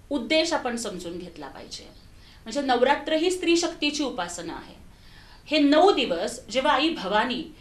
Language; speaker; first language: Marathi; non-native, local second language; Telugu